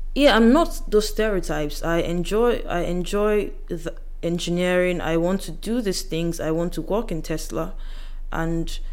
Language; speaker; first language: English; non-native, local second language; Yoruba